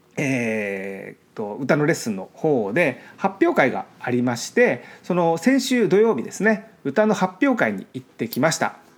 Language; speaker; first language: Japanese; native; Japanese